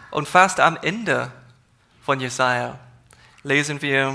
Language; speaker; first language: German; non-native, fluent; English